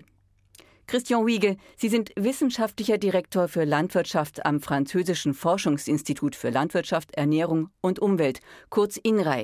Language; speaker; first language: German; native; German